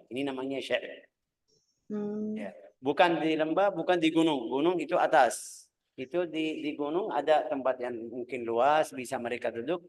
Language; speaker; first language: Indonesian; non-native, fluent; Arabic